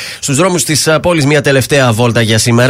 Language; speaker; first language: Greek; native; Greek